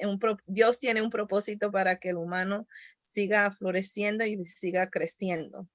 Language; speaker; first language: Spanish; early bilingual, heritage; Spanish